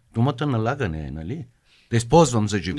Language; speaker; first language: Bulgarian; non-native, fluent; Persian